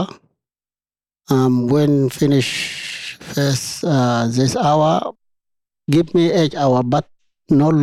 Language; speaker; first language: English; non-native, learner; Arabic